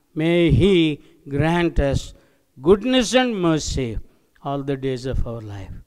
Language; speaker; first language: English; non-native, local second language; Telugu